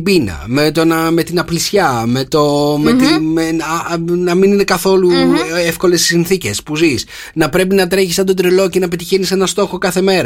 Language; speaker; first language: Greek; native; Greek